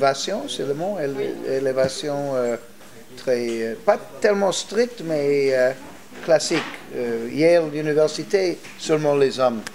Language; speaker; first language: French; non-native, fluent; English